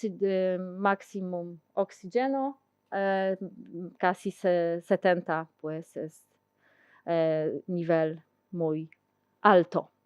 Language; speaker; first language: Spanish; non-native, learner; Polish